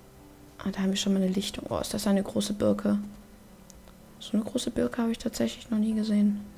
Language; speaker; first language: German; native; German